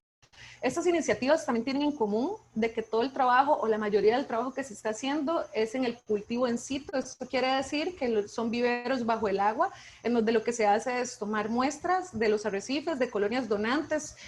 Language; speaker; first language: Spanish; native; Spanish